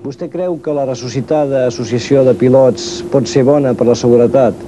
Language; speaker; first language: Spanish; non-native, local second language; Catalan